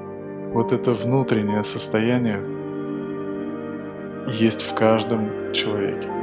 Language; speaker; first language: Russian; native; Russian